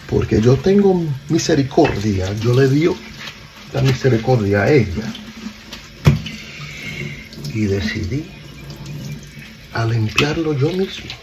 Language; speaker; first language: Spanish; early bilingual, heritage; English